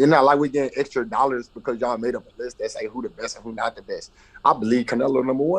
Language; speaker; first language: English; native; English